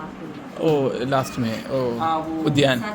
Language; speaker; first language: Hindi; non-native, local second language; Malayalam